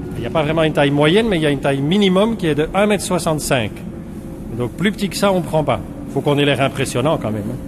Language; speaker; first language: French; native; French